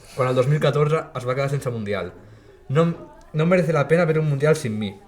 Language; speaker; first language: Spanish; non-native, local second language; Catalan